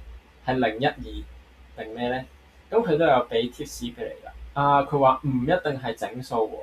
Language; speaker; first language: Cantonese; native; Cantonese